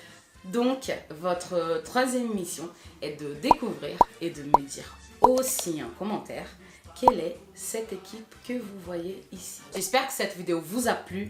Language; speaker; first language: French; non-native, fluent; Portuguese